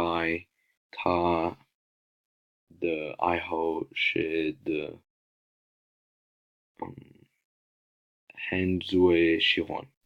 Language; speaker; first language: Chinese; non-native, learner; English